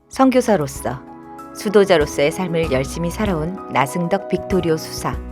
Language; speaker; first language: Korean; native; Korean